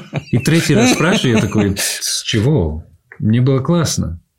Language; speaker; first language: Russian; non-native, fluent; English